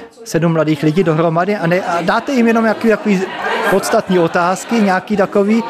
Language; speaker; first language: Czech; early bilingual, heritage; Czech